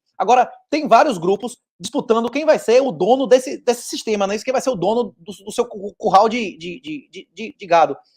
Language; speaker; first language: Portuguese; native; Portuguese